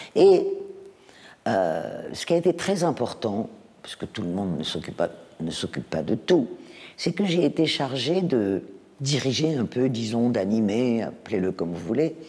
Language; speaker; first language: French; native; French